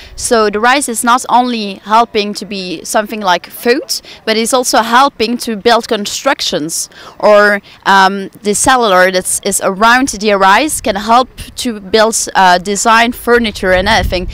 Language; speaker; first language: English; non-native, fluent; Italian